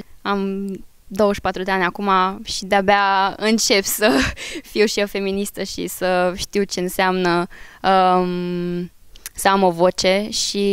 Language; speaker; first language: Romanian; early bilingual, heritage; Romanian